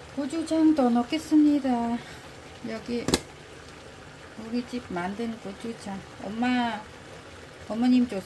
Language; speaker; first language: Korean; non-native, learner; Vietnamese